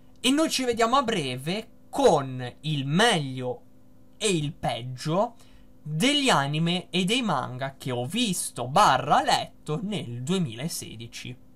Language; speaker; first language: Italian; native; Italian